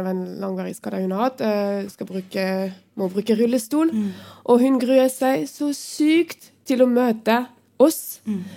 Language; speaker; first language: Norwegian; non-native, fluent; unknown